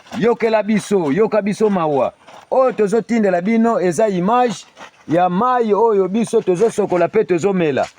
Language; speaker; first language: Lingala; non-native, local second language; Kongo